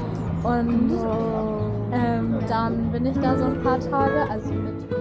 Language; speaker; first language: German; non-native, learner; English